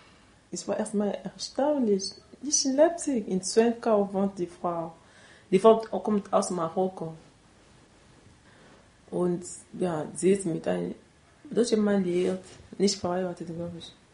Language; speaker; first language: German; non-native, learner; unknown